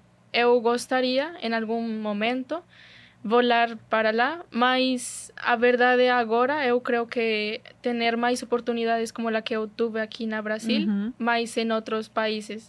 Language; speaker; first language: Portuguese; non-native, learner; Spanish